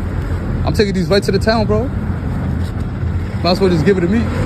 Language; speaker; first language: English; native; English